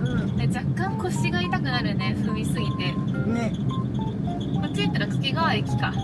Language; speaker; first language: Japanese; native; Japanese